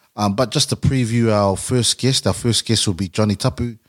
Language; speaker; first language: English; native; English